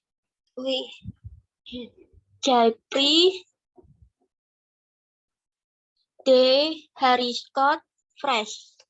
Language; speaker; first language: French; non-native, learner; Indonesian